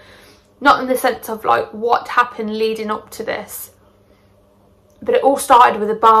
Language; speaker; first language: English; native; English